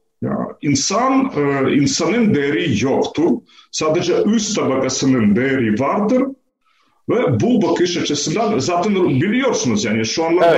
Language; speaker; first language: Turkish; non-native, fluent; Ukrainian